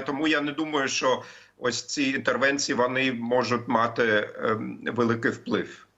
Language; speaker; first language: Ukrainian; non-native, fluent; German